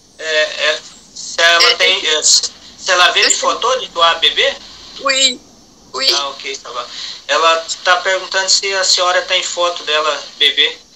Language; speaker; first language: French; non-native, learner; Portuguese